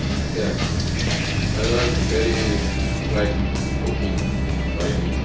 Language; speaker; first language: English; non-native, learner; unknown